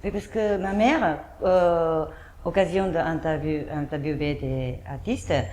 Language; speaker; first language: French; non-native, fluent; Japanese